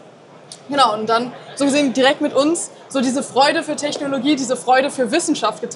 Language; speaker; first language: German; native; German